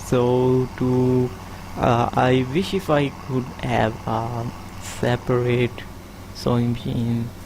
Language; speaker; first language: English; non-native, fluent; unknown